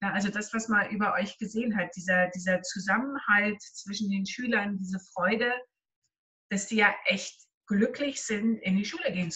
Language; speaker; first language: German; native; German